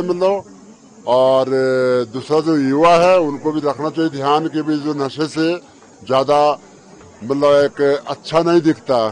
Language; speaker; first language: Hindi; native; Hindi